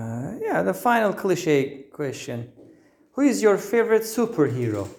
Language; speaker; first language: English; non-native, fluent; Turkish